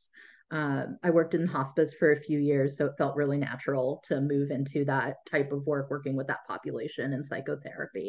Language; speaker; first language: English; early bilingual, other home language; Tamil